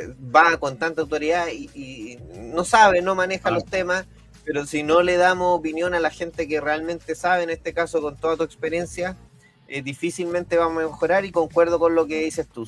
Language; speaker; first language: Spanish; native; Spanish